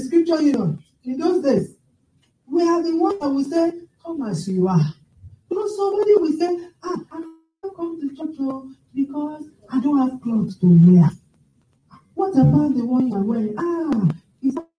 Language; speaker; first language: English; non-native, local second language; Yoruba